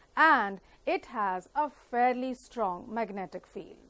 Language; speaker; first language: English; non-native, local second language; Punjabi